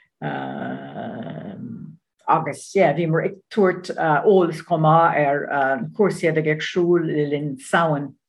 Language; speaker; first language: Irish; non-native, learner; Dutch